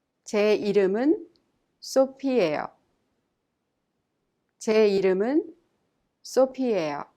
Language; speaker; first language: Korean; non-native, fluent; English